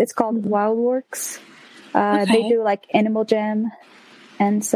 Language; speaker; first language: English; non-native, fluent; Portuguese